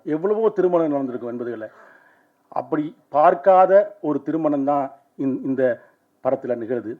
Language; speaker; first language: Tamil; native; Tamil